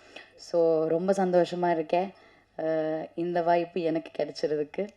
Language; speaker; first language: Tamil; non-native, learner; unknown